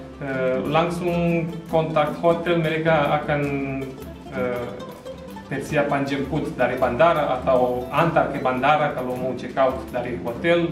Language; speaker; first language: Indonesian; non-native, fluent; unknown